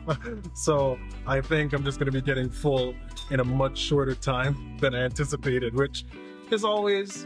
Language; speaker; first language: English; native; English